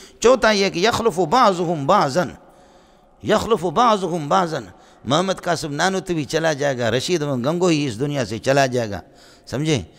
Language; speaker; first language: Urdu; non-native, local second language; Brahui